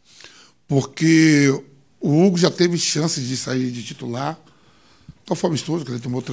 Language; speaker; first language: Portuguese; native; Portuguese